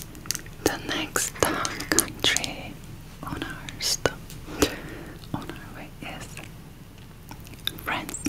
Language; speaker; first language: English; non-native, fluent; Turkish